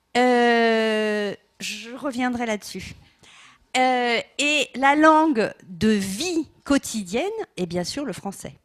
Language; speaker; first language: French; non-native, fluent; English